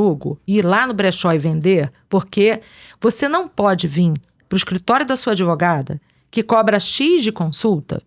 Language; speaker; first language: Portuguese; native; Portuguese